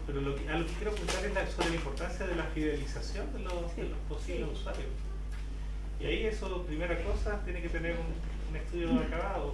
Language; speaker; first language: Spanish; native; Spanish